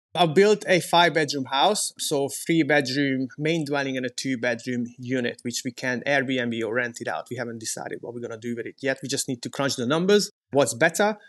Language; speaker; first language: English; non-native, fluent; Hungarian